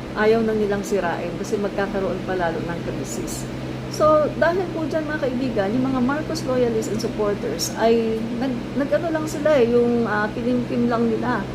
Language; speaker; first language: Filipino; non-native, local second language; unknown